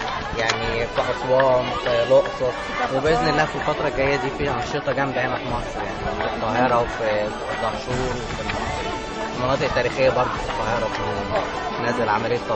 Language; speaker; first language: Arabic; native; Arabic